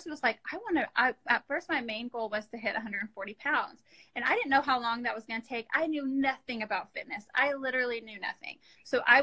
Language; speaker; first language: English; native; English